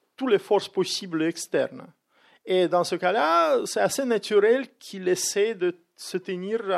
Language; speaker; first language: French; non-native, fluent; Russian